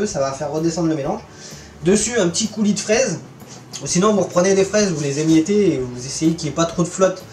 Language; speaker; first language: French; native; French